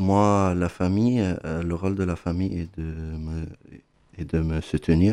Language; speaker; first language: French; non-native, fluent; Arabic